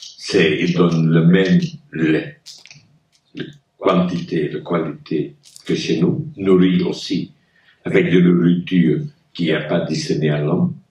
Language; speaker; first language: French; non-native, local second language; Dutch